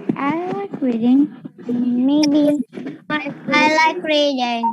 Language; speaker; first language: English; non-native, learner; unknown